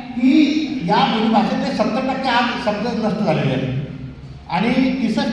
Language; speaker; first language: Marathi; non-native, local second language; Bhili